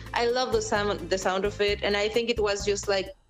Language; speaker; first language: English; non-native, fluent; Spanish